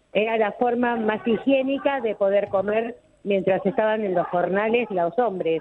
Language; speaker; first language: Spanish; native; Spanish